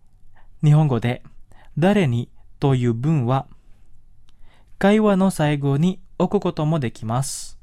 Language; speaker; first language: Japanese; non-native, fluent; Indonesian